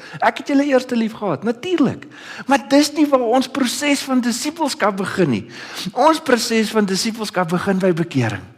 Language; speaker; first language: Afrikaans; early bilingual, other home language; Dutch